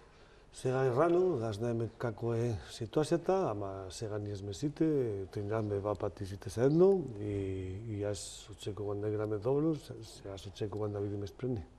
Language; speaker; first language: Macedonian; non-native, learner; Spanish